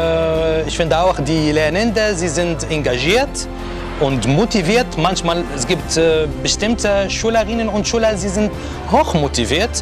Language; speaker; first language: German; non-native, fluent; Arabic